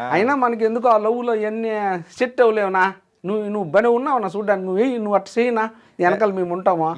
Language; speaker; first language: Telugu; native; Telugu